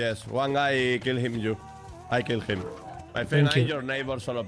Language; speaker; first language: English; non-native, learner; Spanish